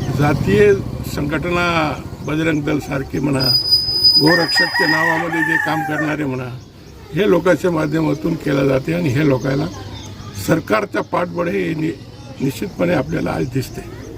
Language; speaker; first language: Marathi; non-native, local second language; Urdu